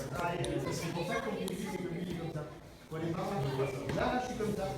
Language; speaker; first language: French; native; French